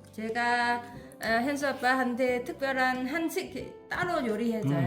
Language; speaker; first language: Korean; non-native, learner; Vietnamese